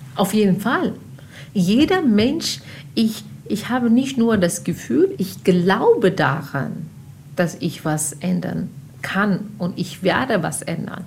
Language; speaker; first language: German; non-native, fluent; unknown